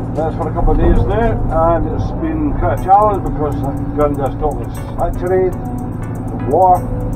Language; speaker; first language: English; native; English